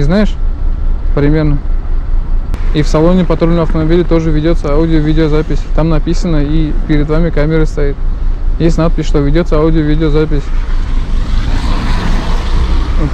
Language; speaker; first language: Russian; native; Russian